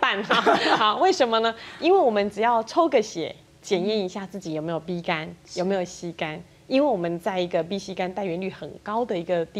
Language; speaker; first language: Chinese; native; Chinese